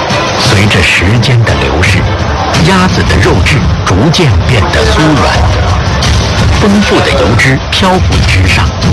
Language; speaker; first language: Chinese; native; Chinese